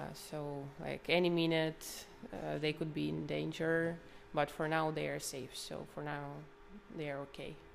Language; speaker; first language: English; non-native, fluent; Ukrainian